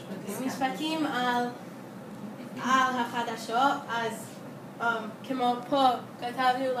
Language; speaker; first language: Hebrew; early bilingual, other home language; English